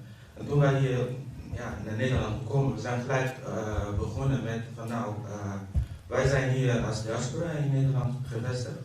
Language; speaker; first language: Dutch; non-native, fluent; Arabic